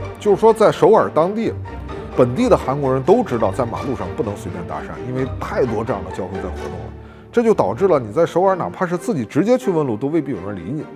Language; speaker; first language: Chinese; native; Chinese